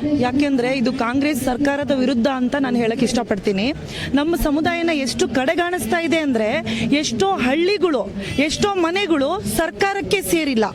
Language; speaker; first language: Kannada; non-native, local second language; Lambadi